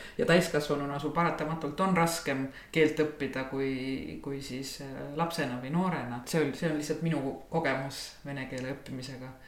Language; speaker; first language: Estonian; native; Estonian